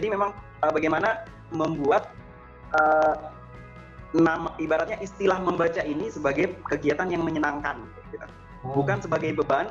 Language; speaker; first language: Indonesian; non-native, local second language; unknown